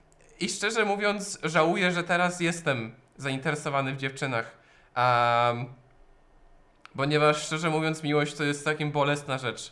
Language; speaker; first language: Polish; non-native, learner; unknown